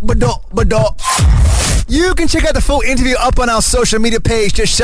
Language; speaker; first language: English; non-native, local second language; Malay